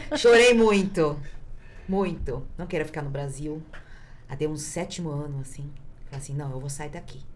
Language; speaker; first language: Portuguese; early bilingual, other home language; Chinese